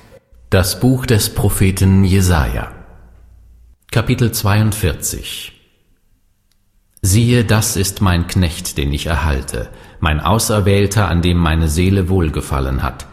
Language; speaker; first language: German; native; German